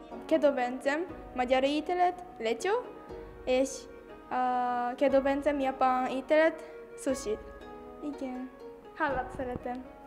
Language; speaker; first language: Hungarian; non-native, learner; Japanese